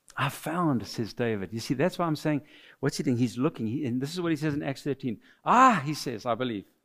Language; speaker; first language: English; non-native, fluent; French